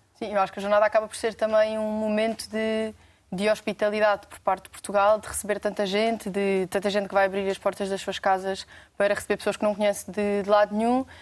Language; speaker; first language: Portuguese; native; Portuguese